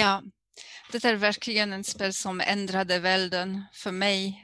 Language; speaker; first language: Swedish; non-native, fluent; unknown